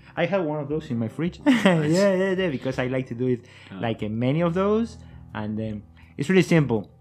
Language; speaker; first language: English; non-native, learner; Spanish